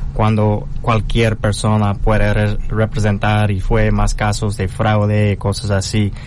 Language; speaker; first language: Spanish; non-native, learner; English